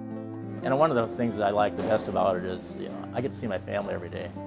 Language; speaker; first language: English; native; English